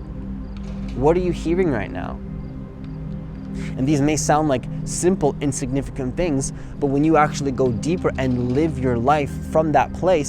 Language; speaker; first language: English; native; English